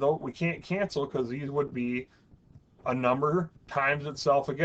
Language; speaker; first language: English; native; English